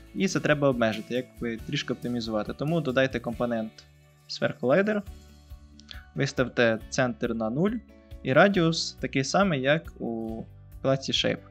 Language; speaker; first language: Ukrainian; native; Ukrainian